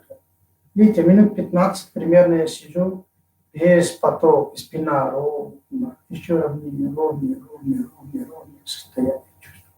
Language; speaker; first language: Russian; non-native, fluent; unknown